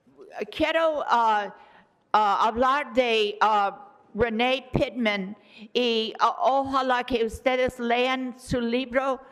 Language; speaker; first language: Spanish; non-native, learner; English